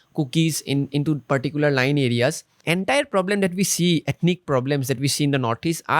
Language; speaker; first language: English; non-native, local second language; Assamese